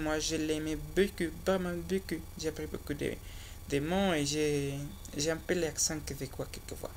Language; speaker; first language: French; non-native, learner; Spanish